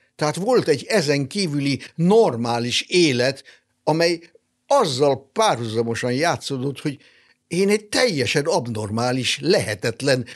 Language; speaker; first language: Hungarian; non-native, local second language; German